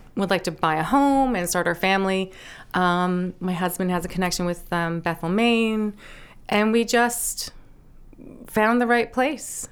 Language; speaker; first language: English; native; English